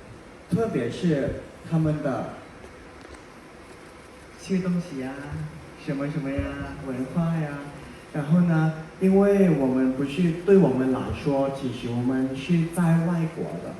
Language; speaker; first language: Chinese; non-native, fluent; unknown